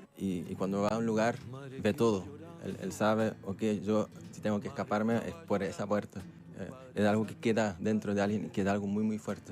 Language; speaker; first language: Spanish; non-native, fluent; Dutch